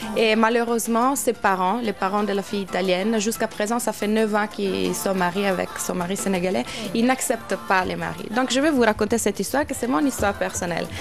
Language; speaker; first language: French; non-native, fluent; Italian